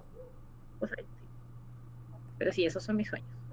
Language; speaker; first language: Spanish; native; Spanish